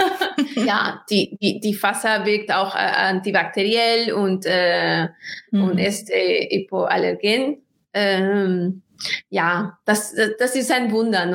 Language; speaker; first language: German; non-native, fluent; Spanish